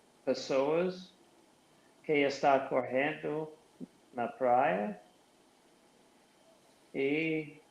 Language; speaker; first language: Portuguese; non-native, learner; English